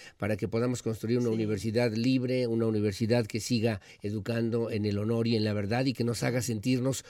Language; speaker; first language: Spanish; native; Spanish